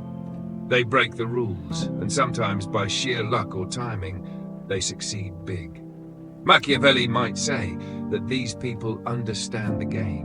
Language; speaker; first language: English; native; English